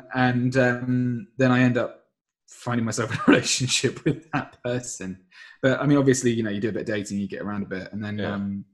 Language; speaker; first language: English; native; English